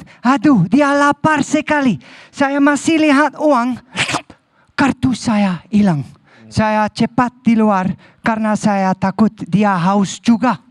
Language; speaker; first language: Indonesian; non-native, learner; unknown